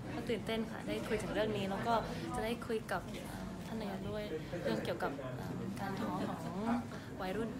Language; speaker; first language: Thai; early bilingual, heritage; Thai